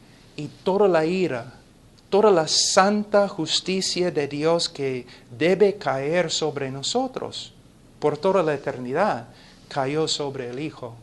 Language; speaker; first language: Spanish; non-native, fluent; English